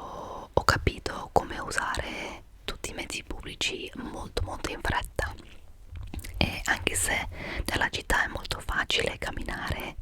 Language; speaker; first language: Italian; non-native, fluent; English